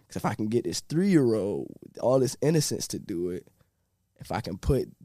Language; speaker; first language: English; native; English